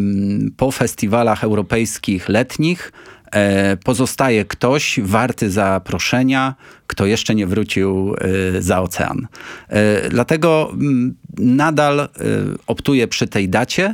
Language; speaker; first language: Polish; native; Polish